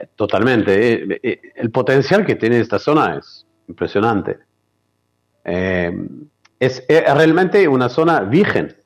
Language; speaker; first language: Spanish; non-native, fluent; French